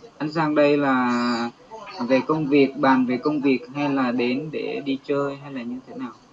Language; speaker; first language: Vietnamese; non-native, local second language; Jarai